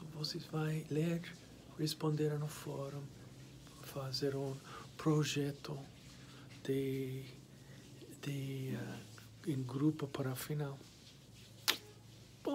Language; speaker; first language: Portuguese; non-native, fluent; English